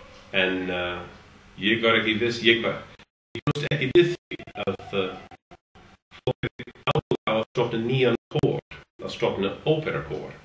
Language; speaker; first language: Icelandic; non-native, learner; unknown